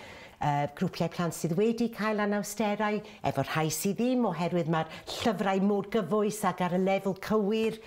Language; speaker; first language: Welsh; native; Welsh